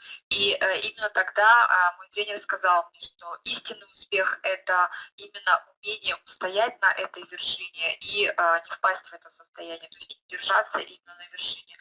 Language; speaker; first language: Russian; native; Russian